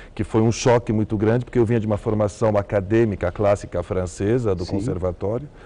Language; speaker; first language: Portuguese; early bilingual, heritage; Arabic